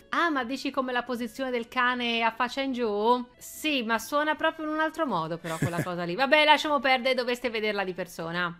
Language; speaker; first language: Italian; native; Italian